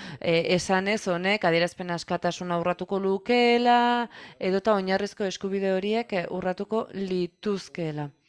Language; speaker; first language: Basque; non-native, fluent; French